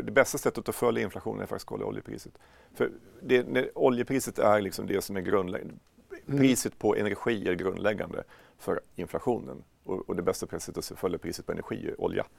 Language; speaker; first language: Swedish; native; Swedish